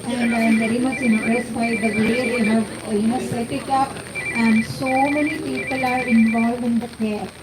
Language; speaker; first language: English; non-native, local second language; Malayalam